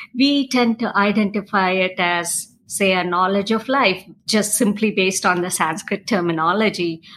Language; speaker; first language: English; non-native, local second language; Tamil